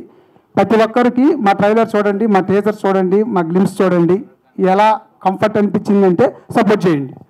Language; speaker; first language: Telugu; native; Telugu